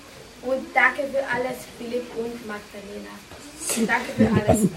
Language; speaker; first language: German; non-native, learner; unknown